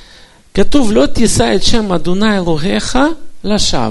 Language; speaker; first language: Hebrew; non-native, fluent; Russian